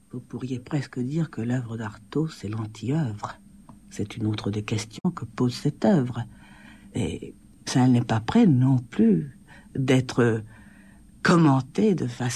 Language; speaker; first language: French; native; French